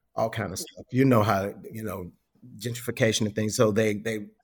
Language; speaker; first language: English; native; English